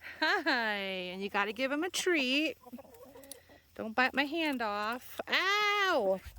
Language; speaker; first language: English; native; English